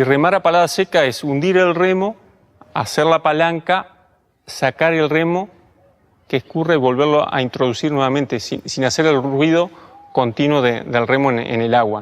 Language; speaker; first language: Spanish; native; Spanish